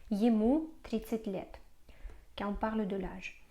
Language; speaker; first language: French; non-native, fluent; Russian